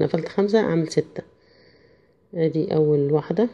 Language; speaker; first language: Arabic; native; Arabic